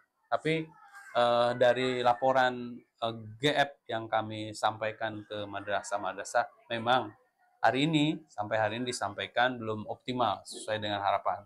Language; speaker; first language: Indonesian; native; Indonesian